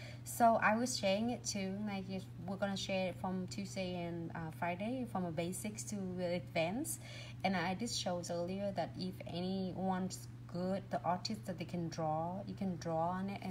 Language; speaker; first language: English; non-native, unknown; Vietnamese